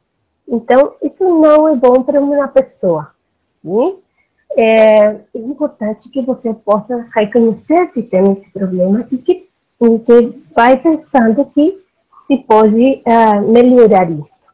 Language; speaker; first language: Portuguese; non-native, learner; Spanish